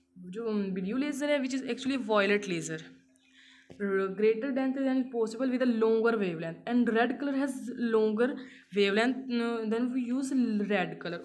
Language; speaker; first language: English; non-native, local second language; Urdu